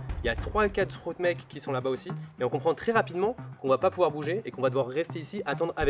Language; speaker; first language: French; native; French